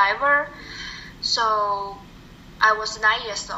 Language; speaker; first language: English; non-native, learner; Chinese